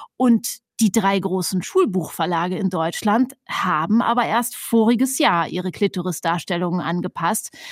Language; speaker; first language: German; native; German